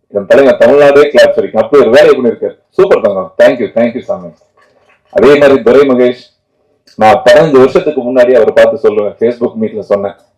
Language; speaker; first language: Tamil; native; Tamil